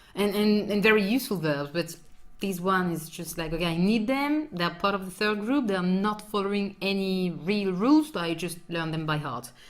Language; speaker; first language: English; non-native, fluent; French